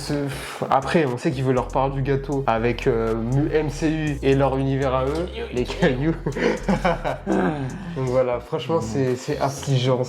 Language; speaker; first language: French; native; French